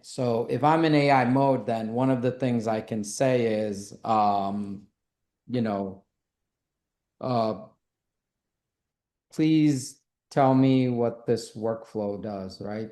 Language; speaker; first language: English; native; English